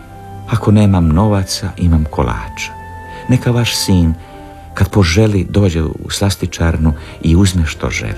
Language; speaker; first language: Serbian; native; Serbian